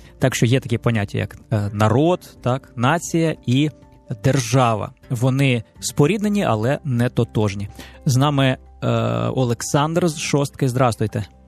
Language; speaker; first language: Ukrainian; native; Ukrainian